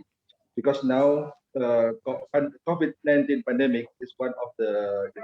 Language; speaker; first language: English; non-native, fluent; Indonesian